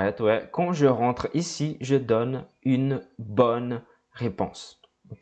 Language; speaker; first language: French; non-native, fluent; Portuguese